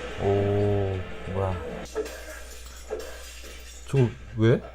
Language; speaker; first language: Korean; native; Korean